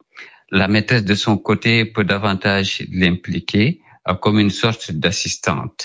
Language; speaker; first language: French; non-native, local second language; Wolof